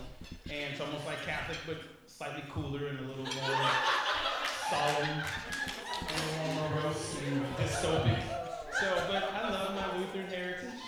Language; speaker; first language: English; native; English